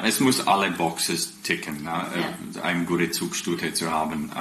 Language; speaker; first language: German; non-native, fluent; English